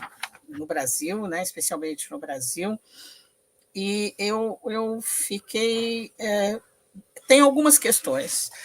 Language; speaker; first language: Portuguese; native; Portuguese